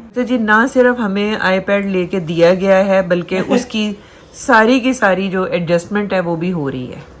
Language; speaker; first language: Urdu; native; Urdu